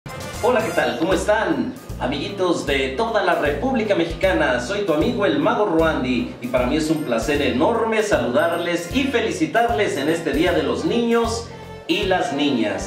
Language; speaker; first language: Spanish; native; Spanish